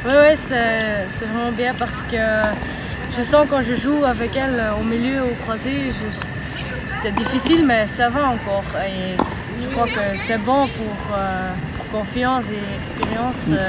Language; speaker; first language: French; non-native, fluent; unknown